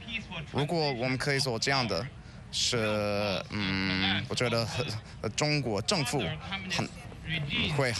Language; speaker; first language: Chinese; non-native, learner; English